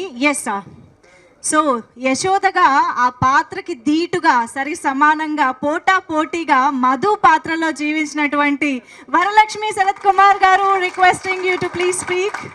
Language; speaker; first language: Telugu; native; Telugu